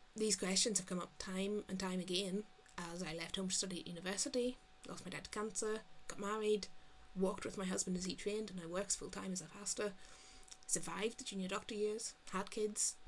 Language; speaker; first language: English; native; English